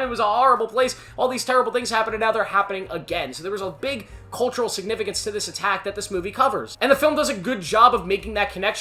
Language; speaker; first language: English; native; English